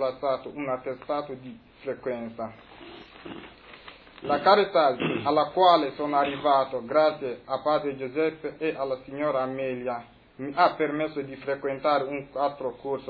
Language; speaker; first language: Italian; non-native, fluent; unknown